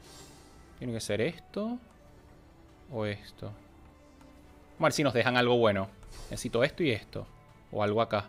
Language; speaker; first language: Spanish; native; Spanish